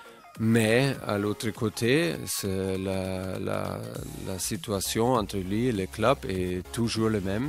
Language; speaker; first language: French; non-native, fluent; German